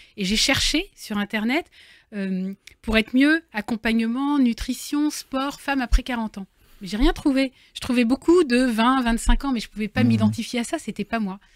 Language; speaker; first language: French; native; French